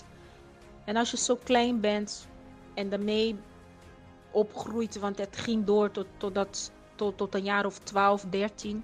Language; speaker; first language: Dutch; non-native, fluent; Portuguese